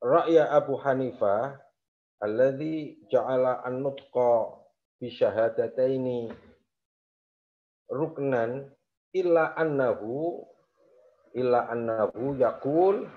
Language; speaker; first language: Arabic; non-native, fluent; Indonesian